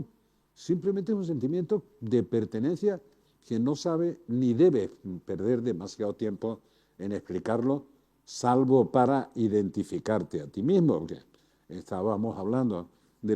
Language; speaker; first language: Spanish; native; Spanish